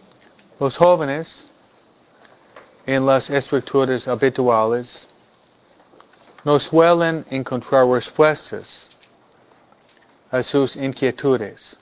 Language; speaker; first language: Spanish; non-native, fluent; English